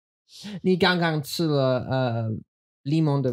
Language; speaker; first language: Chinese; non-native, learner; English